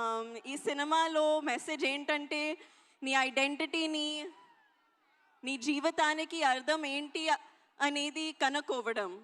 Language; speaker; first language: Telugu; non-native, local second language; Hindi